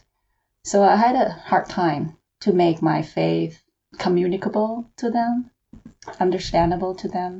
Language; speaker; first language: English; non-native, local second language; Cantonese